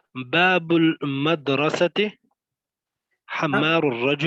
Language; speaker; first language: Arabic; non-native, learner; Pashto